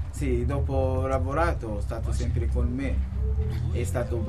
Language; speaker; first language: Italian; non-native, local second language; Kurdish